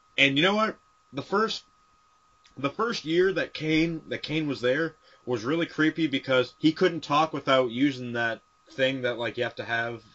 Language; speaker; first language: English; native; English